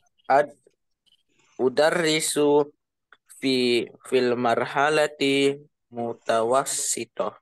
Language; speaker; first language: Arabic; non-native, learner; Indonesian